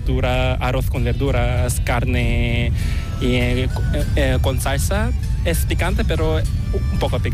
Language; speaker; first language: Spanish; non-native, learner; Korean